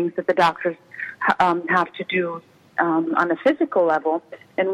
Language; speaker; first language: English; non-native, fluent; Czech